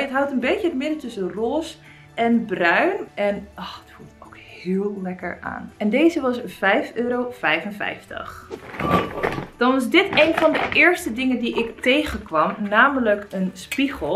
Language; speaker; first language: Dutch; native; Dutch